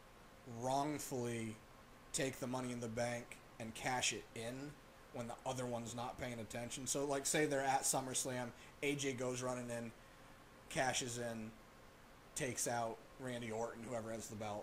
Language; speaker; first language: English; native; English